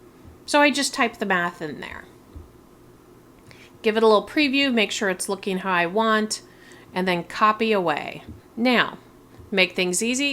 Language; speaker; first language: English; native; English